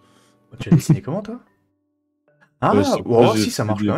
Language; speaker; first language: French; native; French